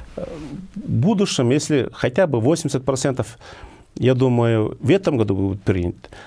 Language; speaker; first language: Russian; non-native, local second language; Kyrgyz